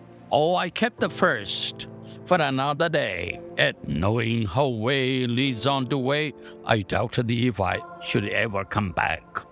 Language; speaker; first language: English; non-native, local second language; Tamil